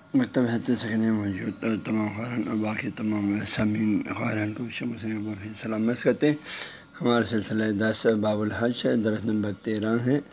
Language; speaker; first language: Urdu; non-native, local second language; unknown